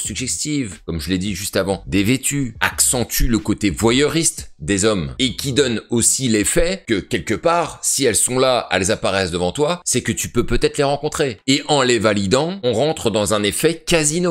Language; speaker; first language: French; native; French